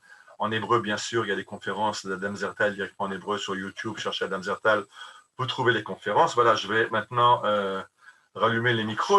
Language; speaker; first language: French; native; French